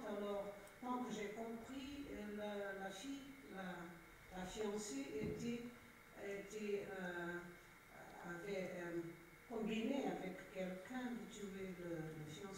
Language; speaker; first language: French; non-native, fluent; Portuguese